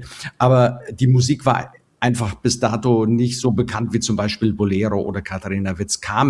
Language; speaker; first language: German; native; German